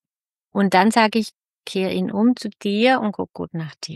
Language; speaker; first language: German; native; German